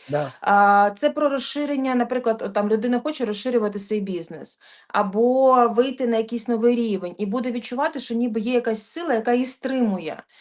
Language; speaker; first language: Ukrainian; non-native, local second language; Russian